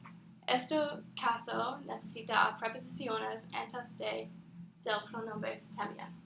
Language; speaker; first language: Spanish; non-native, learner; English